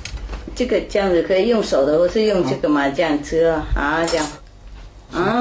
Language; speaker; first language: Chinese; non-native, fluent; Vietnamese